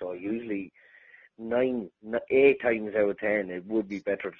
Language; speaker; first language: English; native; English